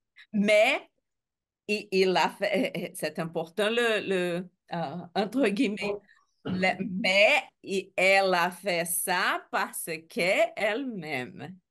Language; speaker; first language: French; non-native, learner; Portuguese